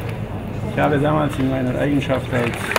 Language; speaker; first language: German; non-native, local second language; Romanian